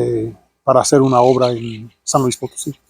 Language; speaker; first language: Spanish; non-native, fluent; English